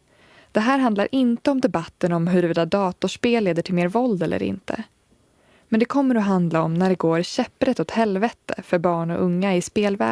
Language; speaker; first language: Swedish; native; Swedish